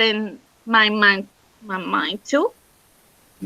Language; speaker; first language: English; non-native, learner; Spanish